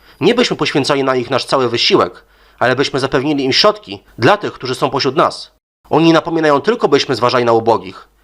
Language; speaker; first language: Polish; native; Polish